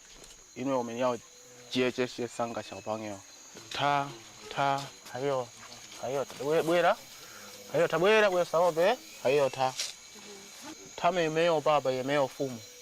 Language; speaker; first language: Chinese; non-native, fluent; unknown